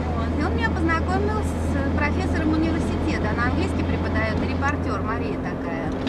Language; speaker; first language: Russian; native; Russian